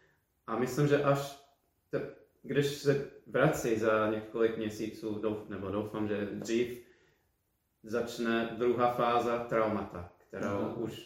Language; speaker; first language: Czech; non-native, fluent; English